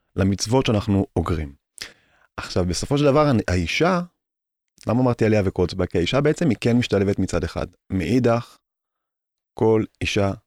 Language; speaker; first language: Hebrew; native; Hebrew